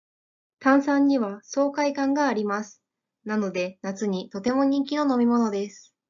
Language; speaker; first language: Japanese; native; Japanese